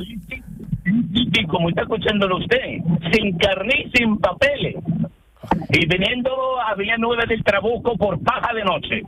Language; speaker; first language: Spanish; non-native, fluent; Arabic